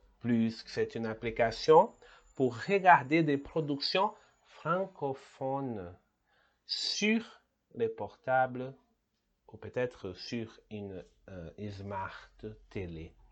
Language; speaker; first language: French; non-native, learner; Portuguese